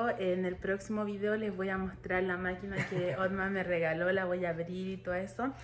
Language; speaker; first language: Spanish; native; Spanish